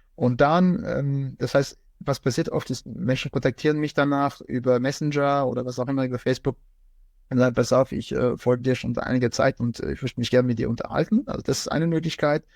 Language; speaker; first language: German; non-native, fluent; French